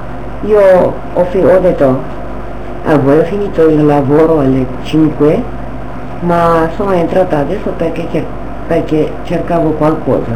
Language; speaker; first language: Italian; non-native, learner; Romanian